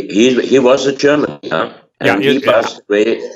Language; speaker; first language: English; non-native, fluent; German